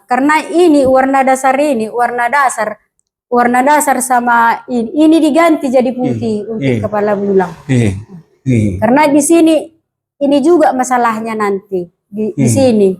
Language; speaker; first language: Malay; non-native, local second language; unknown